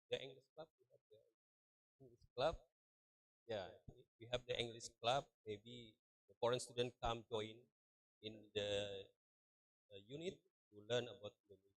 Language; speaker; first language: English; non-native, learner; Indonesian